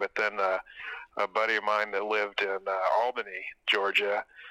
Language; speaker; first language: English; native; English